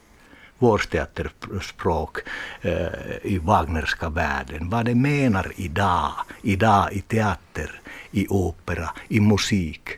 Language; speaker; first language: Swedish; non-native, learner; Finnish